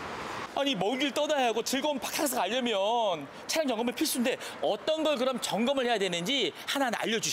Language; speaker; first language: Korean; native; Korean